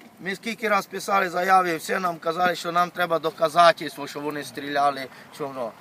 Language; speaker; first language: Ukrainian; native; Ukrainian